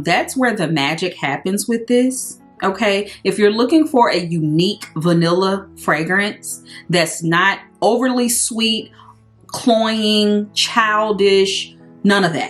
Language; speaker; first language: English; native; English